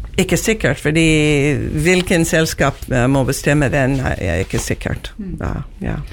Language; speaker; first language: Norwegian; non-native, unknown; English